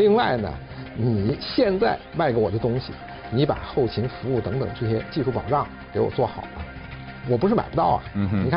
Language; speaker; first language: Chinese; native; Chinese